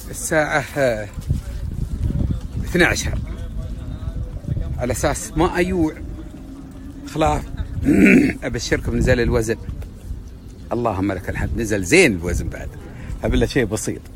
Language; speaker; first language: Arabic; native; Arabic